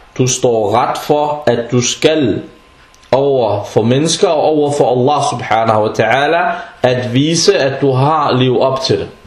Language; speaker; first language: Danish; early bilingual, other home language; Arabic